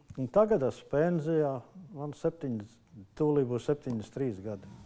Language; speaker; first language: Latvian; native; Latvian